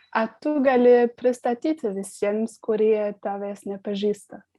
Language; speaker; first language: Lithuanian; non-native, learner; German